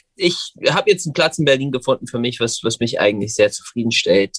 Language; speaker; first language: German; non-native, fluent; English